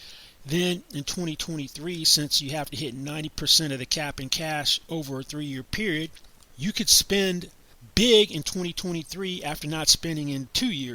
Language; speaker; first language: English; native; English